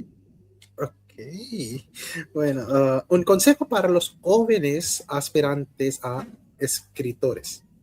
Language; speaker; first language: Spanish; non-native, learner; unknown